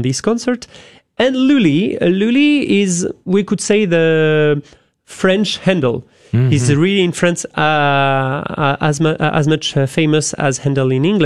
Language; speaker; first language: English; non-native, fluent; French